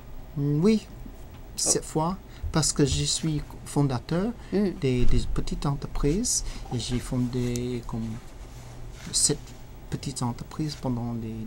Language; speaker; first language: French; non-native, learner; English